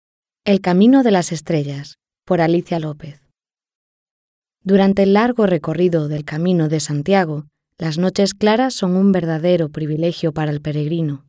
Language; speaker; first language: Spanish; native; Spanish